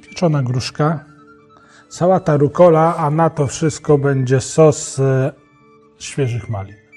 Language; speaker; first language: Polish; native; Polish